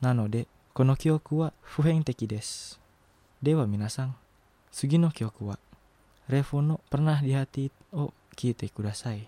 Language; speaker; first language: Japanese; non-native, fluent; Indonesian